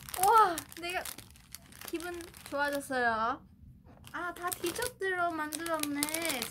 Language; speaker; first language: Korean; non-native, fluent; Chinese